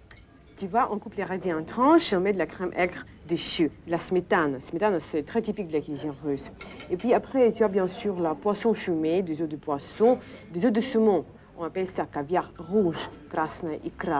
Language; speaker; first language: French; non-native, fluent; Russian